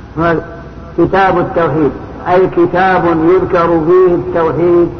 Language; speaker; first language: Arabic; native; Arabic